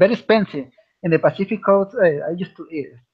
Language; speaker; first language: English; non-native, learner; Spanish